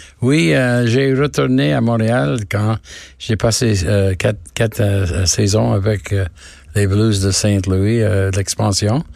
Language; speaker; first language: French; non-native, learner; English